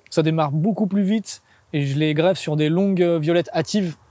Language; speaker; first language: French; native; French